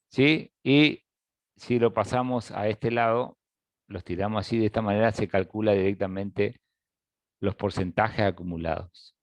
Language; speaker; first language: Spanish; native; Spanish